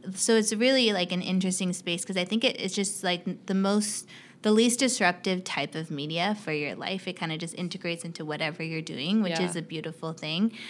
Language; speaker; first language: English; native; English